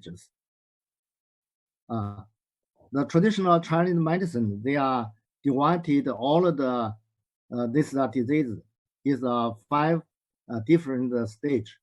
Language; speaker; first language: English; non-native, learner; Chinese